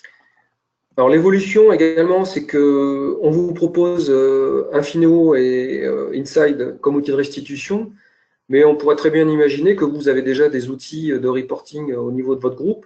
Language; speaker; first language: French; native; French